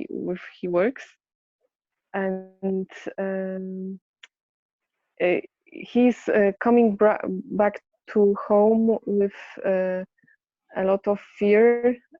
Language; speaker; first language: English; non-native, learner; Polish